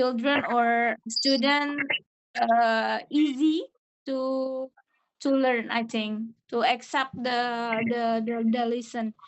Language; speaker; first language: English; non-native, learner; Indonesian